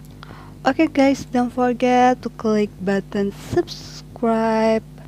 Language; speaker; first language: English; non-native, learner; Indonesian